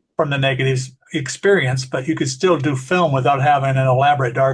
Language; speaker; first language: English; native; English